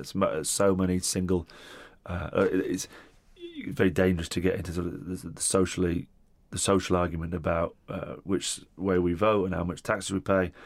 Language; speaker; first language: English; non-native, local second language; Italian